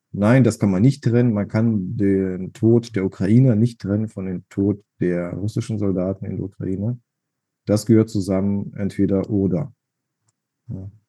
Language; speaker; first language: German; non-native, fluent; Russian